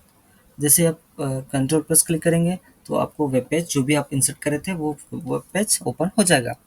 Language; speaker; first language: Hindi; native; Hindi